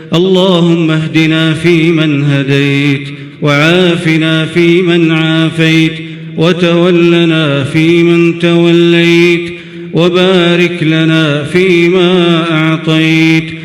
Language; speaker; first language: Arabic; native; Arabic